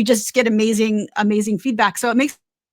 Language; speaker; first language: English; native; English